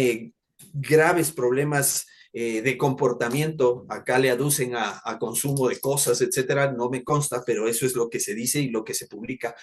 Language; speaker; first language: Spanish; native; Spanish